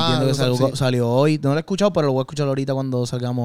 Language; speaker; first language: Spanish; native; Spanish